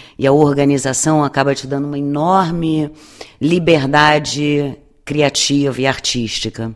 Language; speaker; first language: Portuguese; native; Portuguese